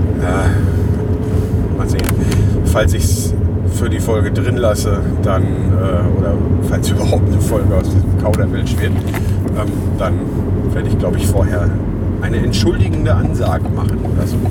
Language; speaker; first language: German; native; German